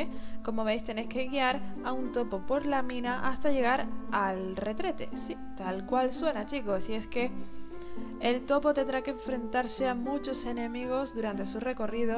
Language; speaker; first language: Spanish; native; Spanish